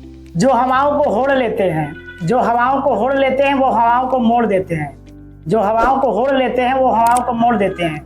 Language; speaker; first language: Hindi; native; Hindi